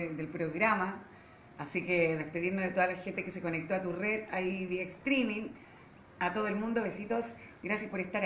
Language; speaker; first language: Spanish; native; Spanish